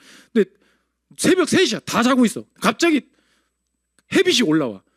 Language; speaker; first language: Korean; native; Korean